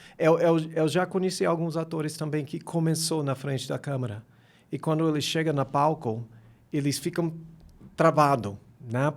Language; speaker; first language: Portuguese; non-native, fluent; English